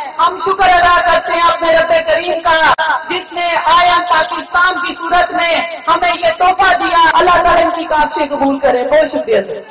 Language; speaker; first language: Urdu; non-native, local second language; Punjabi